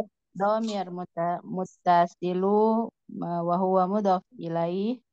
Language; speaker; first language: Arabic; non-native, learner; Indonesian